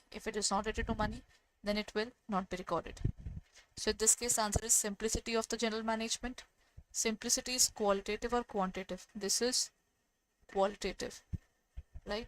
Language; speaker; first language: English; non-native, local second language; Hindi